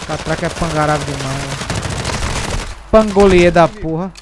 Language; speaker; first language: Portuguese; native; Portuguese